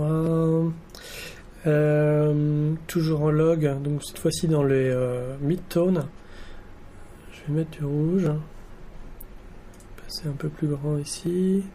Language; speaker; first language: French; native; French